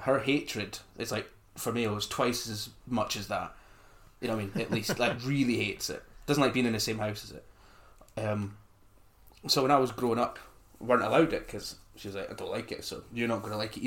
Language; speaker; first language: English; native; English